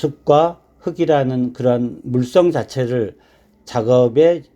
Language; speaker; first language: Korean; native; Korean